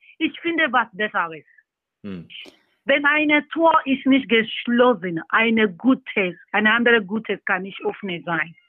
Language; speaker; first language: German; non-native, learner; Yoruba